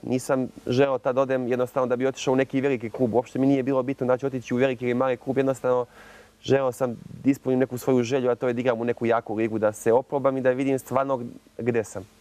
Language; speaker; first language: Serbian; native; Serbian